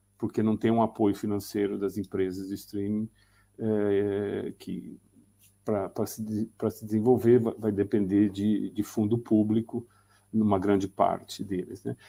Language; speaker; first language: Portuguese; native; Portuguese